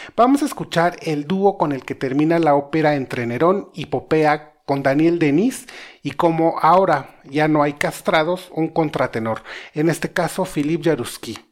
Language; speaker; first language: Spanish; native; Spanish